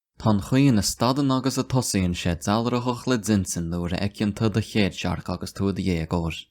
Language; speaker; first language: Irish; non-native, local second language; English